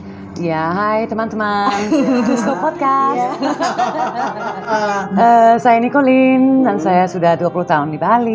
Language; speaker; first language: Indonesian; non-native, fluent; Dutch